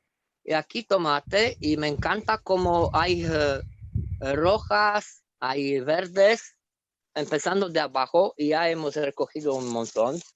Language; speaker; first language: Spanish; non-native, fluent; Romanian